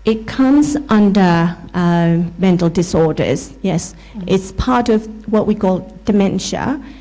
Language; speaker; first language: English; non-native, fluent; Burmese